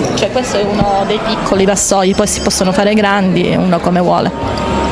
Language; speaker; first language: Italian; native; Italian